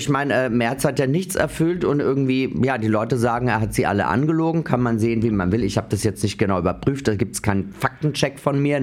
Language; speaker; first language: German; native; German